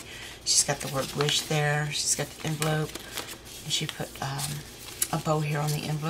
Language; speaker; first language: English; native; English